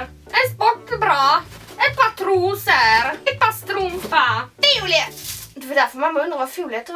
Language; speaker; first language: Swedish; native; Swedish